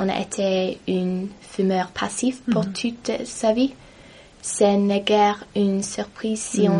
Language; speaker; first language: French; non-native, learner; English